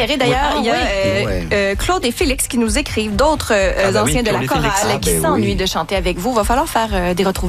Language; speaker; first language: French; native; French